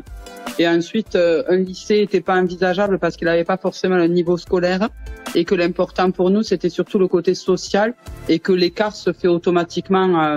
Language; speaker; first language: French; native; French